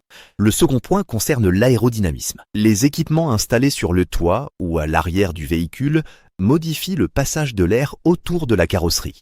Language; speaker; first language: French; native; French